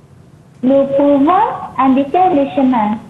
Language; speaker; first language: French; non-native, learner; Malay